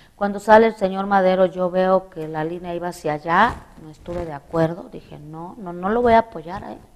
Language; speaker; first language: Spanish; native; Spanish